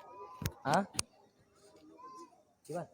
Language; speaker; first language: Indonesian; non-native, local second language; Achinese